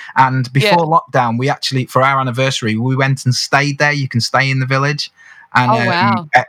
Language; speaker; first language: English; native; English